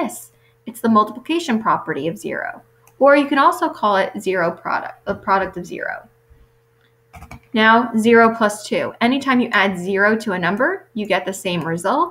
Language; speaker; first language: English; native; English